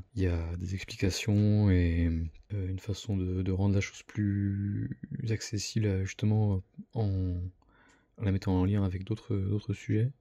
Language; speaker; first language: French; native; French